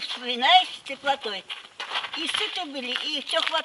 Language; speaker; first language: Russian; native; Russian